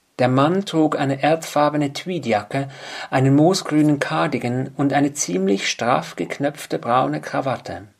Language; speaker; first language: German; native; German